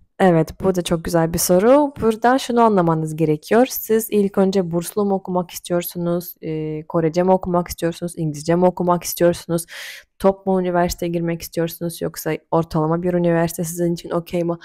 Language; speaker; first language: Turkish; non-native, fluent; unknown